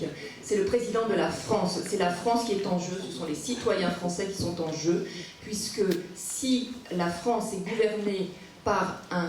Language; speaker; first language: French; native; French